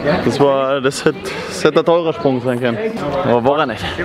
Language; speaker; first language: German; native; German